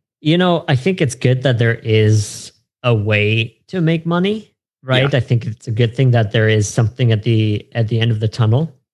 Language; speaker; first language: English; non-native, fluent; German